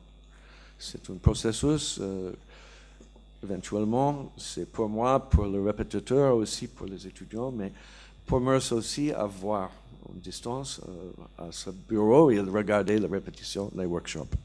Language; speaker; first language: French; non-native, learner; English